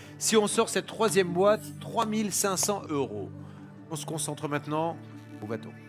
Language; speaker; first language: French; native; French